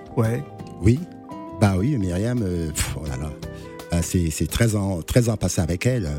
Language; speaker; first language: French; non-native, local second language; Duala